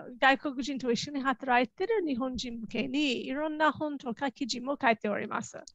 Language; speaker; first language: Japanese; non-native, fluent; English